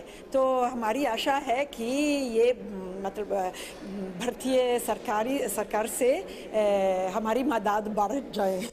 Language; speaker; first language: Hindi; non-native, fluent; Italian